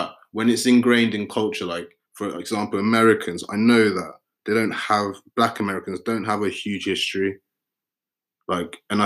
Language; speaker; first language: English; native; English